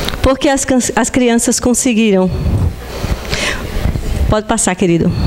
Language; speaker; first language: Portuguese; native; Portuguese